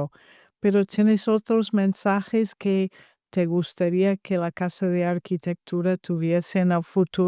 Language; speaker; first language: Spanish; non-native, fluent; English